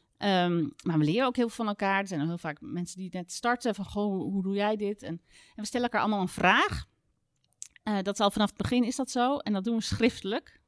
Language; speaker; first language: Dutch; native; Dutch